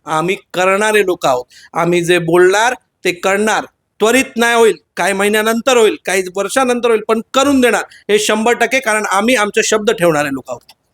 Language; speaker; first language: Marathi; non-native, local second language; Hindi